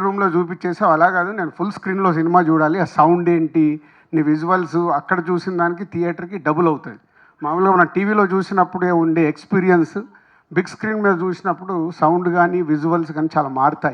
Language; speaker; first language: Telugu; native; Telugu